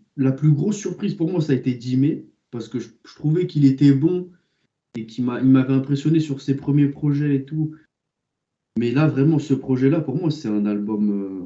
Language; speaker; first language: French; native; French